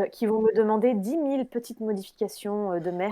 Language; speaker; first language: French; native; French